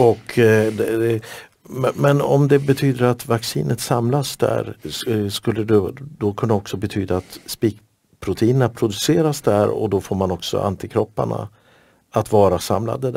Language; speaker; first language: Swedish; native; Swedish